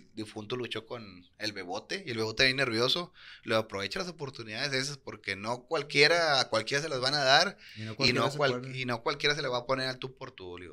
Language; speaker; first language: Spanish; native; Spanish